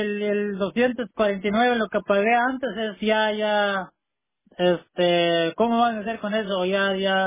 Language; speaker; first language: Spanish; non-native, local second language; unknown